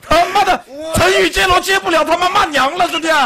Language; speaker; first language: Chinese; native; Chinese